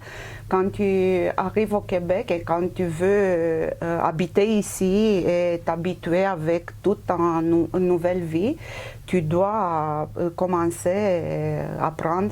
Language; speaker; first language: French; non-native, fluent; Romanian